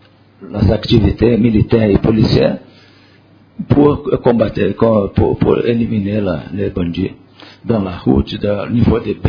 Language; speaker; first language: French; non-native, learner; Portuguese